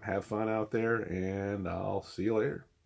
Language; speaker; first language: English; native; English